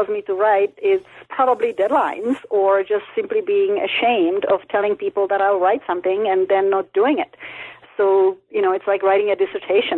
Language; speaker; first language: English; non-native, fluent; Czech